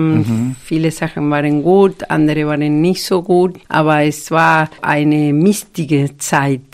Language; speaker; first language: German; non-native, fluent; Spanish